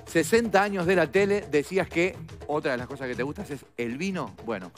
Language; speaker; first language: Spanish; native; Spanish